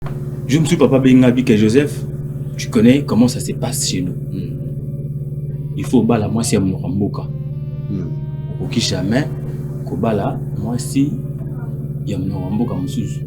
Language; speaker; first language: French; non-native, local second language; Lingala